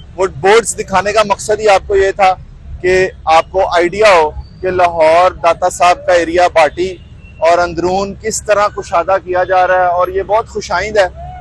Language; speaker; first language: Urdu; non-native, local second language; Punjabi